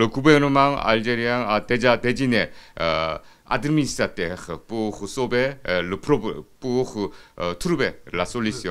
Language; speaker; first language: French; non-native, fluent; Korean